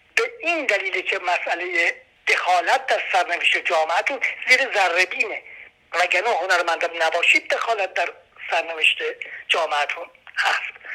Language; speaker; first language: Persian; native; Persian